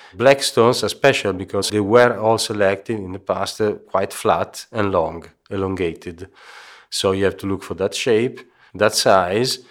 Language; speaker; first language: English; non-native, fluent; Italian